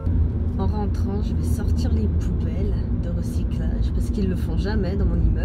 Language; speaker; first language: French; native; French